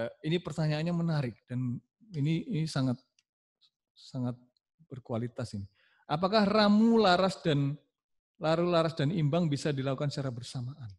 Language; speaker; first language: Indonesian; non-native, local second language; Javanese